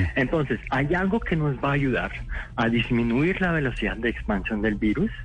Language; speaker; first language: Spanish; non-native, fluent; French